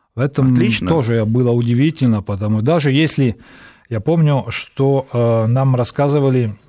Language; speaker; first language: Russian; non-native, fluent; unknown